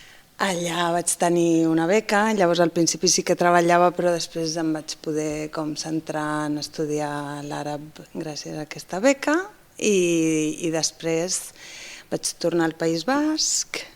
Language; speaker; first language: Catalan; non-native, fluent; Basque